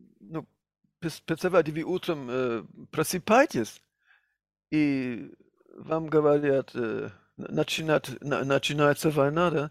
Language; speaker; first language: Russian; non-native, fluent; German